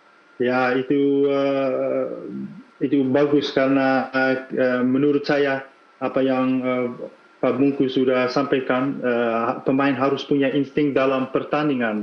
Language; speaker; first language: Indonesian; non-native, fluent; Dutch